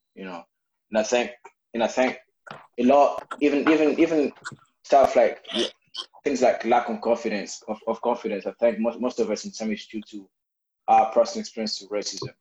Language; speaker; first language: English; non-native, fluent; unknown